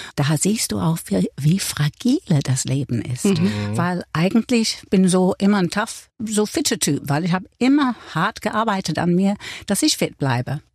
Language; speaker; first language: German; non-native, fluent; English